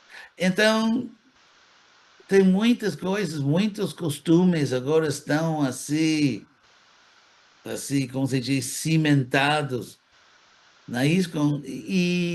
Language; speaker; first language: Portuguese; non-native, fluent; English